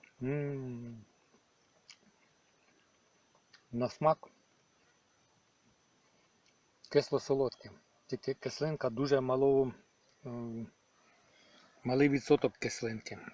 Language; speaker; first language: Ukrainian; native; Ukrainian